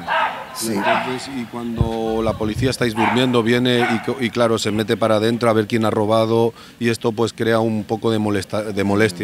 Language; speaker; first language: Spanish; native; Spanish